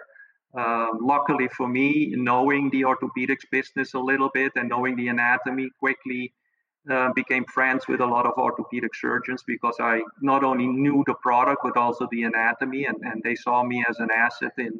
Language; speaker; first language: English; non-native, fluent; Papiamento